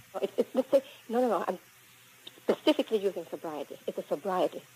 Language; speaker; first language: English; early bilingual, other home language; Spanish